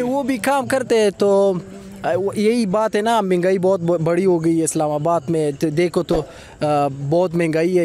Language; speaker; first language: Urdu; non-native, fluent; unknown